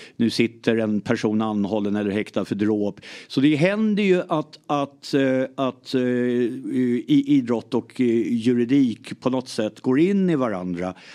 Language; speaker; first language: Swedish; early bilingual, other home language; English